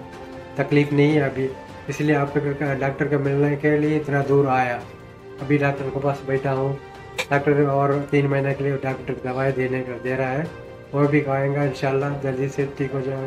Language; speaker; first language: Hindi; non-native, local second language; Tamil